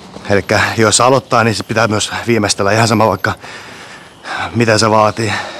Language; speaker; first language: Finnish; native; Finnish